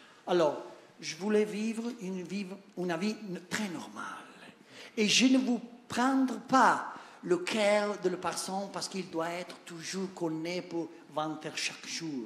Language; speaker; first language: French; non-native, learner; Italian